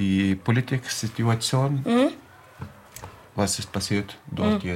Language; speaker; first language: German; non-native, learner; Arabic